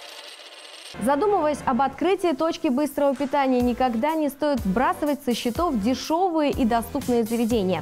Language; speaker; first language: Russian; native; Russian